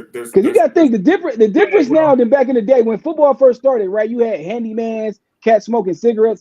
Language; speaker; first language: English; native; English